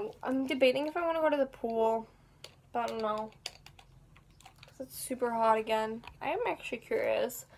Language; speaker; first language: English; native; English